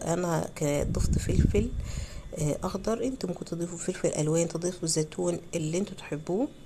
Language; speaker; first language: Arabic; native; Arabic